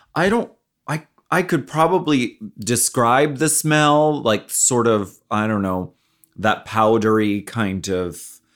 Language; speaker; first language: English; native; English